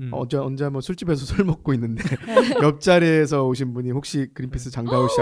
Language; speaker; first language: Korean; native; Korean